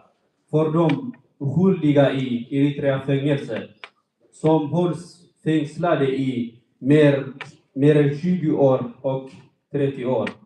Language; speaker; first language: Swedish; non-native, fluent; Tigrinya